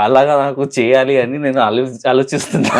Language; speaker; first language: Telugu; non-native, learner; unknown